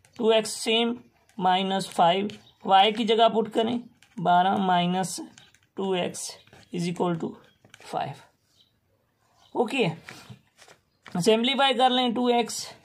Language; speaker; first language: Urdu; non-native, local second language; Sindhi